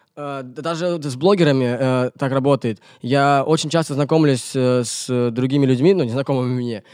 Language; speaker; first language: Russian; native; Russian